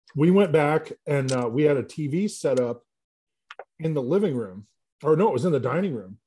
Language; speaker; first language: English; native; English